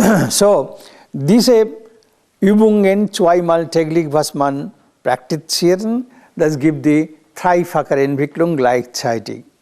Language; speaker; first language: German; non-native, learner; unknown